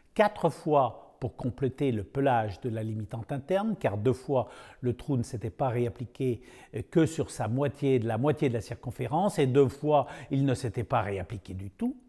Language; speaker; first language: French; native; French